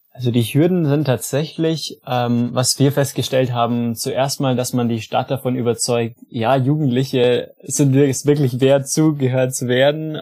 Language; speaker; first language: German; native; German